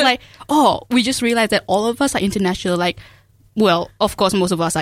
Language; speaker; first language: English; non-native, local second language; Malay